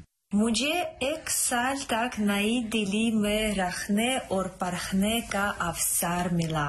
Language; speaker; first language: Hindi; non-native, fluent; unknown